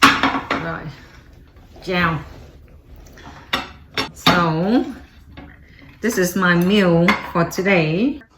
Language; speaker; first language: English; early bilingual, other home language; Vietnamese